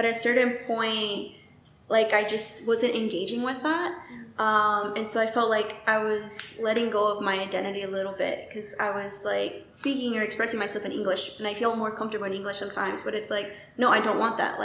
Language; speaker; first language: English; native; English